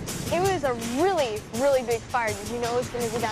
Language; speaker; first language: English; native; English